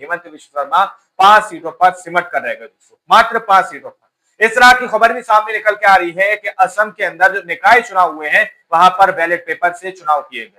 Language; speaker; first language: Hindi; native; Hindi